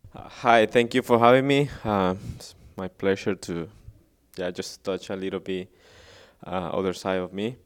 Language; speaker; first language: English; non-native, fluent; Spanish